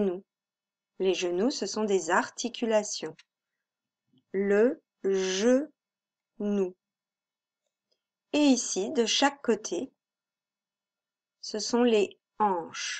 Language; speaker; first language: French; native; French